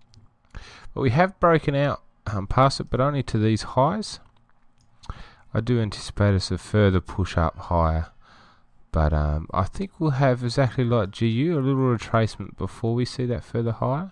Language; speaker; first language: English; native; English